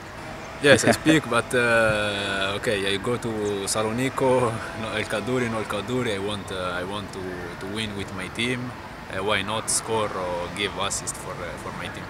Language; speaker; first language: English; non-native, learner; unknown